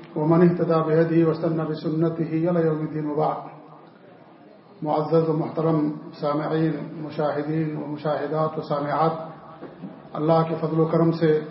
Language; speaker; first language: Urdu; native; Urdu